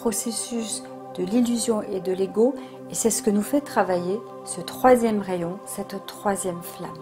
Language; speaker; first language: French; native; French